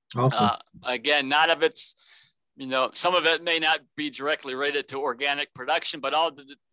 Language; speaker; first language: English; native; English